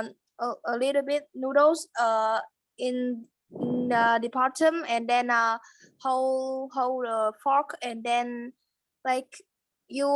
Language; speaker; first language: English; non-native, learner; Vietnamese